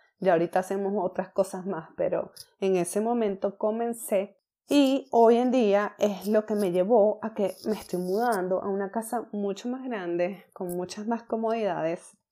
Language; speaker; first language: Spanish; native; Spanish